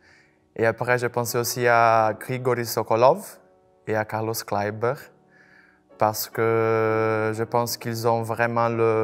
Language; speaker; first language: French; non-native, fluent; Portuguese